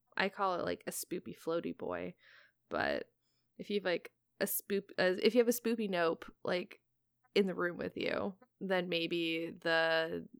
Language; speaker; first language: English; native; English